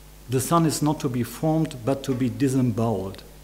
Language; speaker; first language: English; non-native, fluent; German